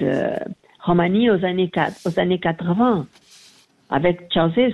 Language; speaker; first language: French; non-native, fluent; Portuguese